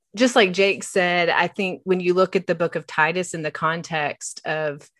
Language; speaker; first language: English; native; English